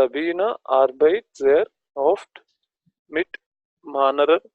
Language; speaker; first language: German; non-native, learner; Telugu